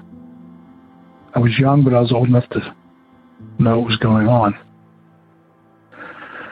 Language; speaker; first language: English; native; English